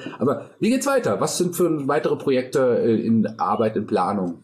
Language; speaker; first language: German; native; German